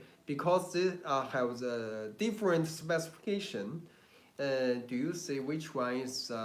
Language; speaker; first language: English; non-native, learner; Chinese